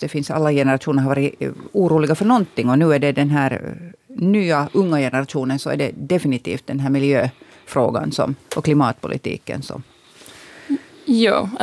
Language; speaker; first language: Swedish; native; Swedish